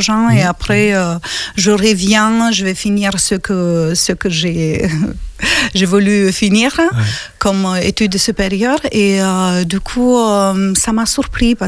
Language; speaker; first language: French; non-native, fluent; Romanian